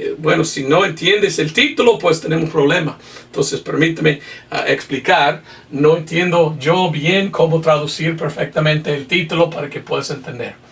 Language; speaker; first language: Spanish; non-native, fluent; English